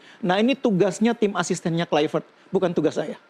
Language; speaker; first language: Indonesian; native; Indonesian